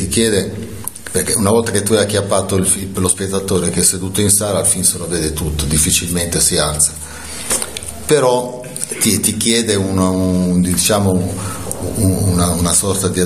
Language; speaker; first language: Italian; native; Italian